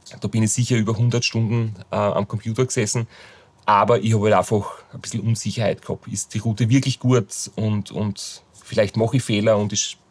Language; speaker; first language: German; native; German